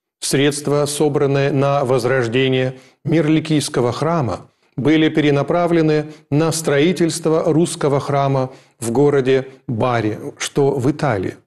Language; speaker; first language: Russian; native; Russian